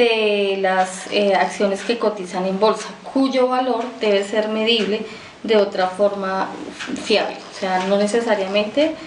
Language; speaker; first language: Spanish; native; Spanish